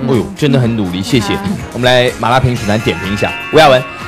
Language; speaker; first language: Chinese; native; Chinese